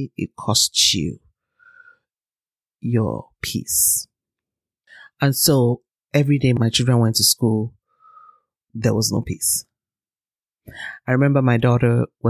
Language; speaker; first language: English; non-native, local second language; Yoruba